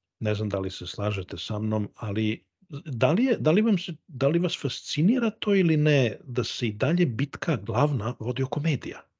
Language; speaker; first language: Serbian; native; Serbian